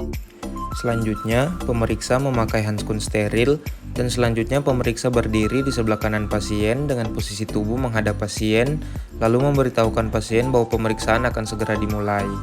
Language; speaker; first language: Indonesian; native; Indonesian